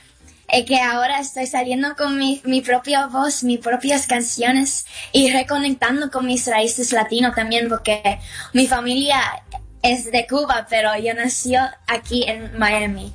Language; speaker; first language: Spanish; early bilingual, heritage; Spanish